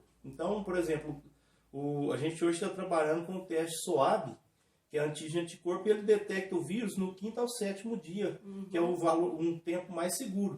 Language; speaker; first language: Portuguese; native; Portuguese